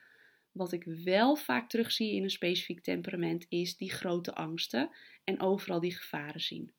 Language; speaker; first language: Dutch; native; Dutch